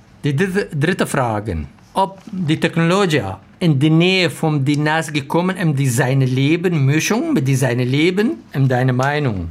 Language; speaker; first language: German; non-native, learner; Arabic